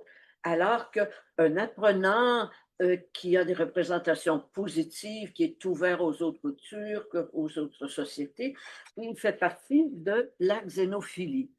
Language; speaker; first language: French; native; French